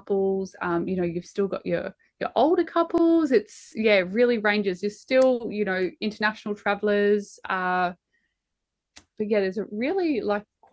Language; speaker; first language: English; native; English